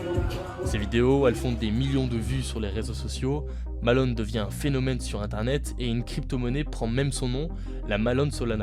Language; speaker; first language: French; native; French